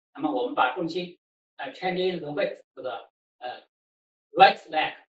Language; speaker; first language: Chinese; native; Chinese